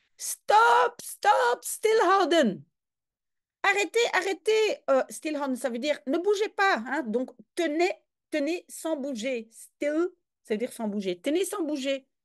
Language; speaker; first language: French; native; French